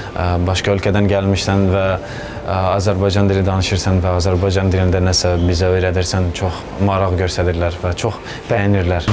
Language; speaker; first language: Azerbaijani; non-native, fluent; Persian